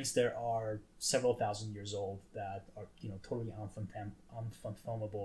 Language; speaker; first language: English; non-native, fluent; Tajik